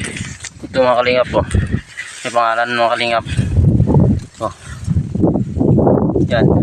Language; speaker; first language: Filipino; non-native, local second language; Kinaray-a